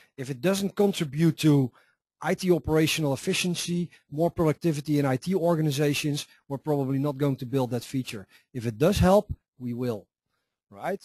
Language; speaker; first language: English; non-native, fluent; Dutch